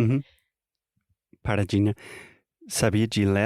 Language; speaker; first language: Portuguese; non-native, fluent; English